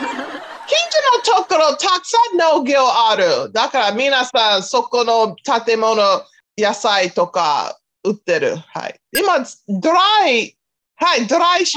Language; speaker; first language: Japanese; non-native, learner; Chinese